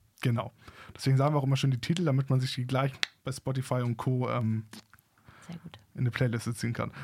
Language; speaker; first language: German; native; German